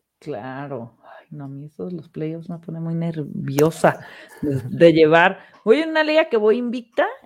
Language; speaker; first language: Spanish; native; Spanish